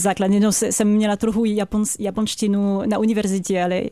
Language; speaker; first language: Czech; non-native, fluent; French